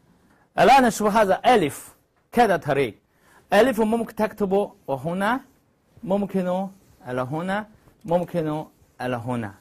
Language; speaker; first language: Arabic; non-native, learner; Chinese